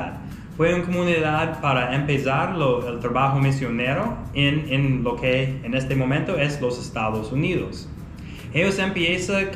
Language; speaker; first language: Spanish; non-native, fluent; English